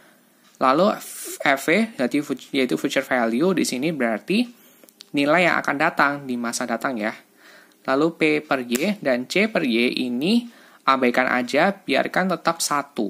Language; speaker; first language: Indonesian; native; Indonesian